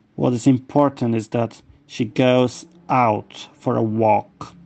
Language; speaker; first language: English; non-native, fluent; Polish